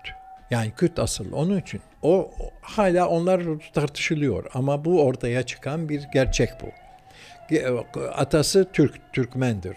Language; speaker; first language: Turkish; early bilingual, heritage; Turkish